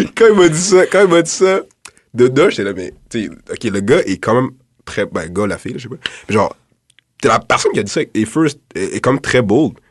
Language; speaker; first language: French; early bilingual, other home language; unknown